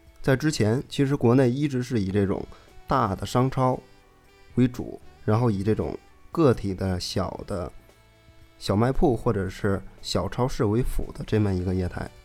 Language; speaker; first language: Chinese; native; Chinese